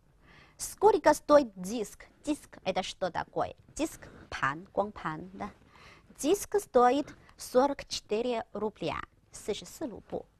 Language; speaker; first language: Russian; non-native, fluent; Chinese